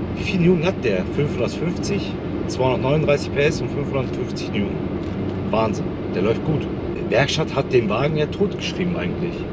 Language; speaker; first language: German; early bilingual, other home language; Turkish